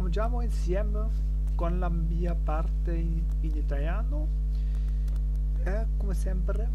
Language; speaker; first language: Italian; non-native, learner; German